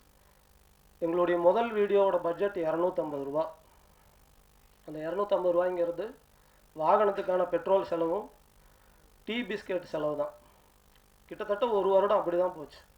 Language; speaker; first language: Tamil; native; Tamil